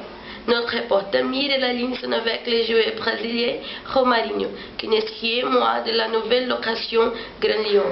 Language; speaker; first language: French; non-native, learner; Portuguese